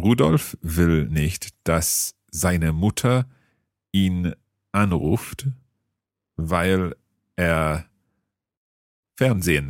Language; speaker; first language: German; non-native, learner; English